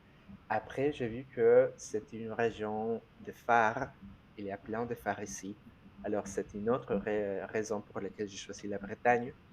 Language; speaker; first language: French; non-native, fluent; Spanish